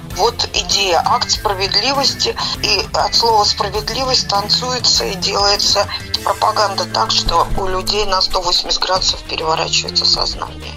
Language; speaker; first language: Russian; native; Russian